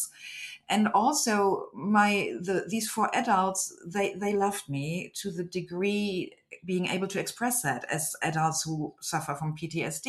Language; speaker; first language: English; non-native, fluent; German